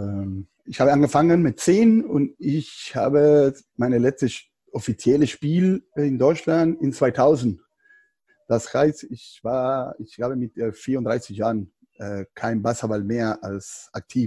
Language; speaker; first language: German; non-native, fluent; Spanish